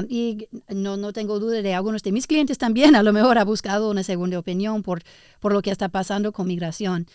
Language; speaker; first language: Spanish; early bilingual, heritage; English